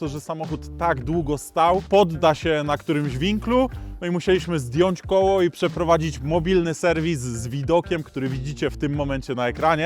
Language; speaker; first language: Polish; native; Polish